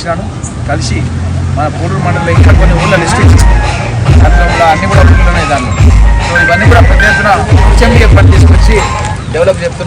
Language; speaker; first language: Telugu; native; Telugu